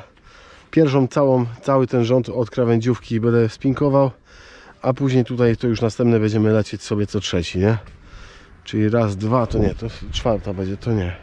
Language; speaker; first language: Polish; native; Polish